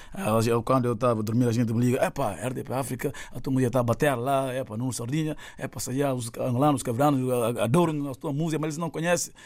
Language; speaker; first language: Portuguese; non-native, local second language; Upper Guinea Crioulo